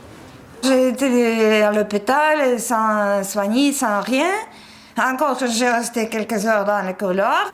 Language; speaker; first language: French; non-native, fluent; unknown